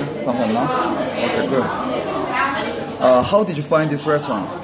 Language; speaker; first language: English; non-native, learner; Korean